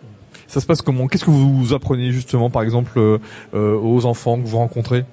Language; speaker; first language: French; native; French